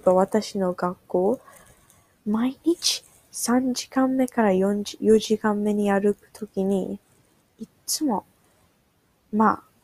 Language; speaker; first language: Japanese; non-native, learner; English